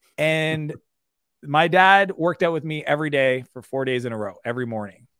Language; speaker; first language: English; native; English